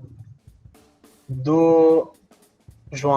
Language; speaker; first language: French; non-native, fluent; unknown